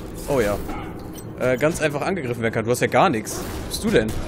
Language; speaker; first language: German; native; German